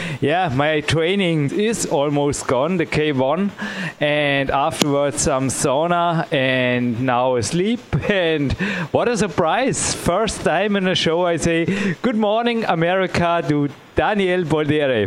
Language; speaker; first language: English; non-native, fluent; German